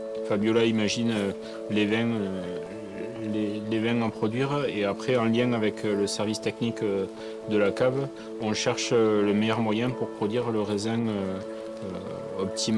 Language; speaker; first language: French; native; French